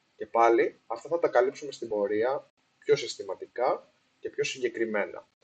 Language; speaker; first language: Greek; early bilingual, heritage; Greek